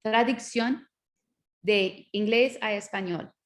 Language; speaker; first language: Spanish; non-native, learner; English